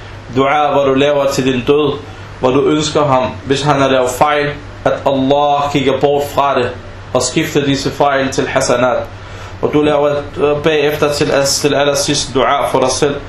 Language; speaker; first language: Danish; non-native, fluent; Arabic